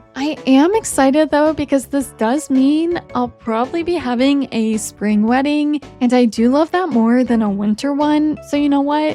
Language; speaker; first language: English; native; English